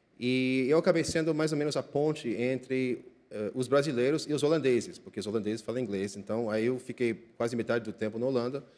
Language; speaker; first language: Portuguese; non-native, fluent; English